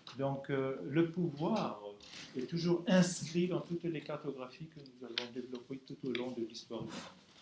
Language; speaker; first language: French; non-native, fluent; German